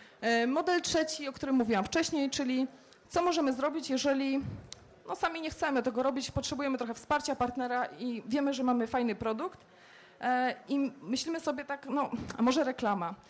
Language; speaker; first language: Polish; native; Polish